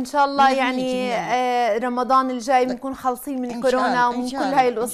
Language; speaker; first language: Arabic; native; Arabic